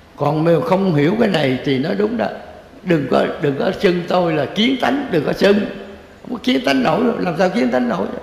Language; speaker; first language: Vietnamese; native; Vietnamese